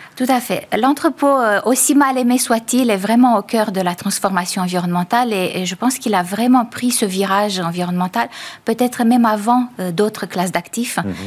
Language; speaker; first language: French; native; French